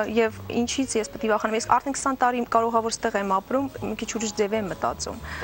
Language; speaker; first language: Armenian; early bilingual, heritage; Russian